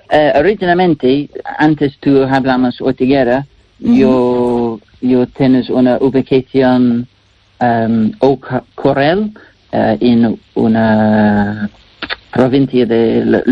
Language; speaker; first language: Spanish; non-native, learner; English